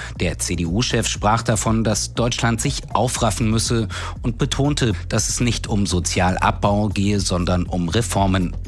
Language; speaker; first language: German; native; German